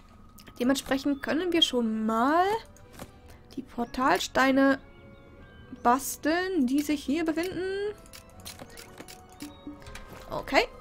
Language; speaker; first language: German; native; German